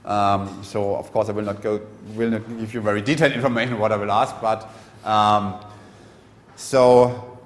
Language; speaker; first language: English; non-native, fluent; German